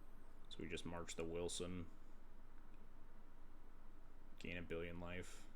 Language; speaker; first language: English; native; English